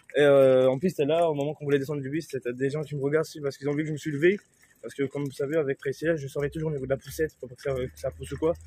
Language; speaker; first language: French; native; French